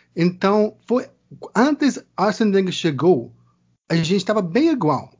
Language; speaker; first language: Portuguese; non-native, learner; English